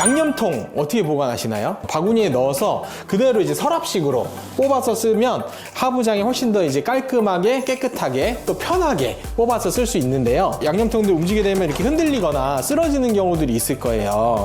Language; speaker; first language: Korean; native; Korean